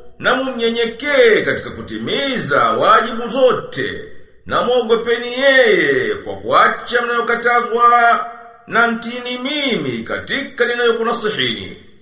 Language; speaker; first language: Swahili; native; Swahili